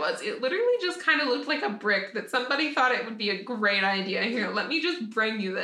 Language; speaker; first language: English; native; English